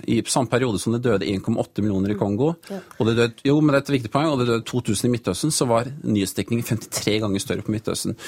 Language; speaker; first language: Norwegian; native; Norwegian